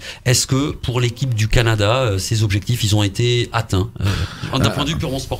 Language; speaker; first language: French; native; French